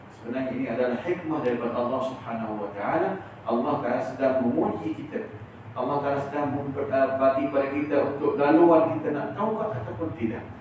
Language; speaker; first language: Malay; early bilingual, heritage; Malay